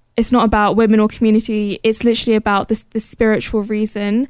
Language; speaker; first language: English; early bilingual, other home language; Arabic